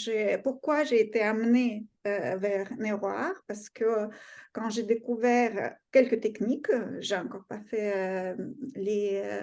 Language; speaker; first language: French; non-native, fluent; Russian